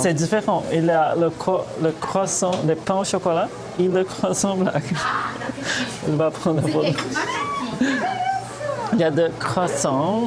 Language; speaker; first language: French; early bilingual, heritage; Portuguese